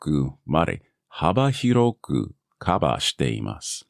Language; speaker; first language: Japanese; non-native, learner; English